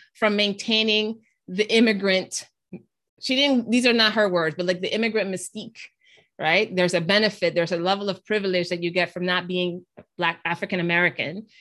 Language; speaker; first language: English; early bilingual, other home language; Spanish